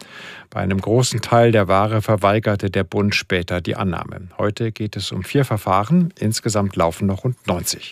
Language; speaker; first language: German; native; German